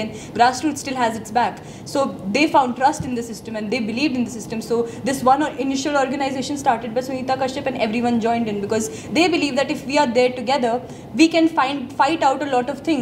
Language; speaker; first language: English; non-native, local second language; Hindi